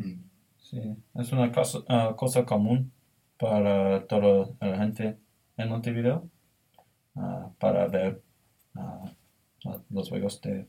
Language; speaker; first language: Spanish; non-native, learner; English